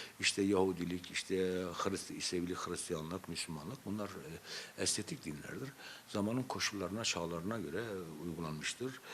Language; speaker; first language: Turkish; non-native, local second language; Zaza